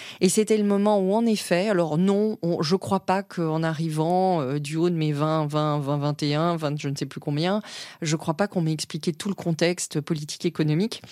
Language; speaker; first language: French; native; French